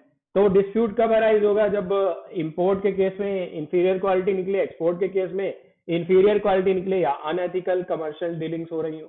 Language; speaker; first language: Hindi; native; Hindi